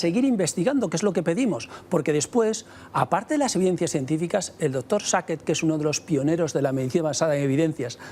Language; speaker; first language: Spanish; native; Spanish